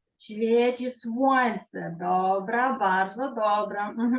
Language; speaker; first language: Polish; non-native, fluent; Ukrainian